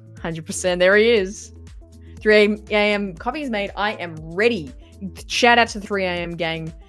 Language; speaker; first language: English; native; English